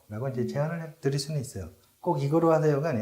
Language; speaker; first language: Korean; native; Korean